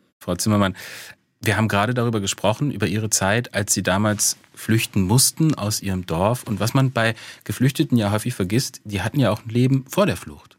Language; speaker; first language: German; native; German